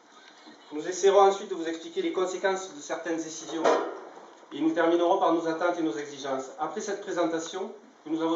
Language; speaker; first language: French; native; French